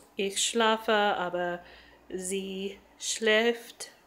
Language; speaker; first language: German; non-native, learner; English